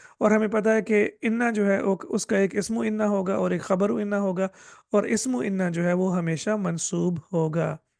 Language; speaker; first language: Urdu; native; Urdu